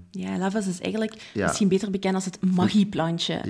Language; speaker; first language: Dutch; native; Dutch